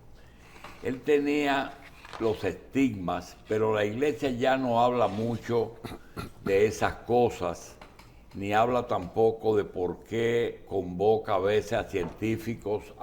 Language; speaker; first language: Spanish; native; Spanish